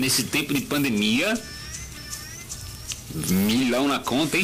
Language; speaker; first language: Portuguese; native; Portuguese